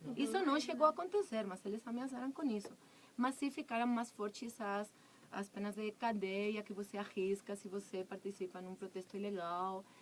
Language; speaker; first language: Portuguese; non-native, fluent; Spanish